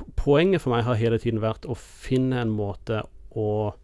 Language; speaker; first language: Norwegian; non-native, fluent; English